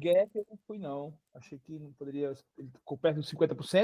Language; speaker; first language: Portuguese; native; Portuguese